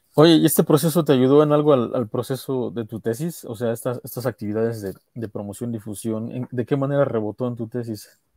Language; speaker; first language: Spanish; native; Spanish